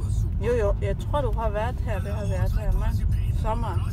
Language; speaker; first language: Danish; non-native, learner; Cebuano